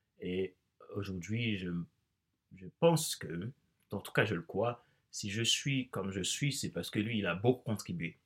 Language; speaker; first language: French; non-native, local second language; Haitian Creole